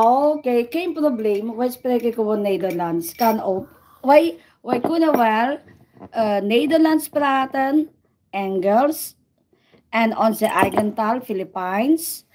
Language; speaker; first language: Dutch; non-native, fluent; Filipino